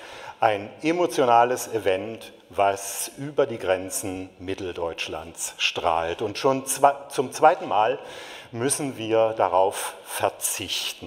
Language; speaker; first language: German; native; German